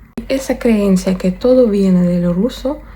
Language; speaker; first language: Spanish; non-native, fluent; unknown